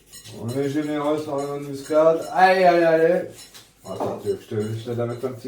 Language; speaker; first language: French; native; French